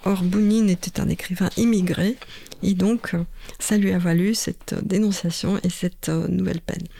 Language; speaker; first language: French; non-native, fluent; Russian